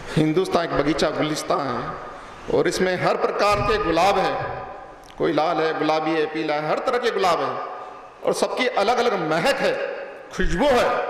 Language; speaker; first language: Hindi; non-native, local second language; Punjabi